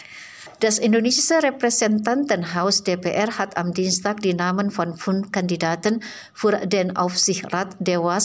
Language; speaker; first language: German; non-native, fluent; Indonesian